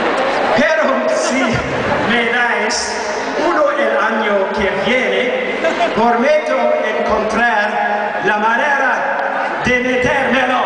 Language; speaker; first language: Spanish; non-native, learner; English